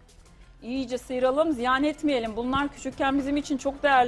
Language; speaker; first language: Turkish; native; Turkish